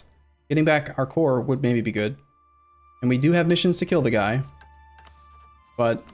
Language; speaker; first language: English; native; English